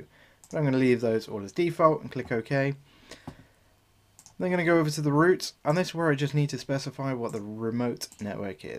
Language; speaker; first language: English; native; English